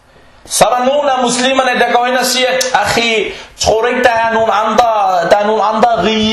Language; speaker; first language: Danish; early bilingual, other home language; Arabic